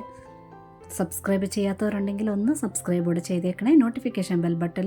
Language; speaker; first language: Malayalam; native; Malayalam